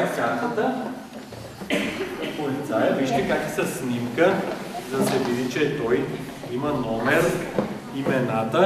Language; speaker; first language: Bulgarian; native; Bulgarian